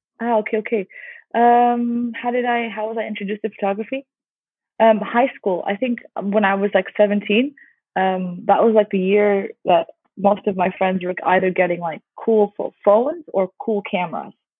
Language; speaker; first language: English; early bilingual, other home language; Arabic